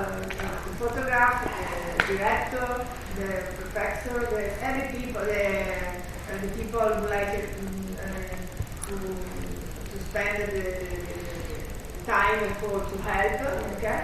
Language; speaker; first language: English; non-native, learner; Italian